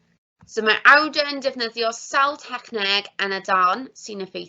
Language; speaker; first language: Welsh; non-native, fluent; English